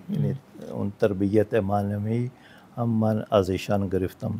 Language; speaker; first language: Persian; non-native, fluent; Punjabi